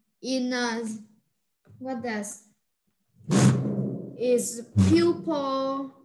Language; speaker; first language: English; non-native, learner; Vietnamese